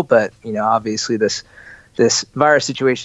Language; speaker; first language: English; native; English